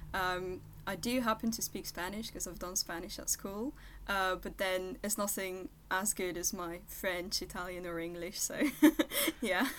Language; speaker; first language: English; non-native, fluent; French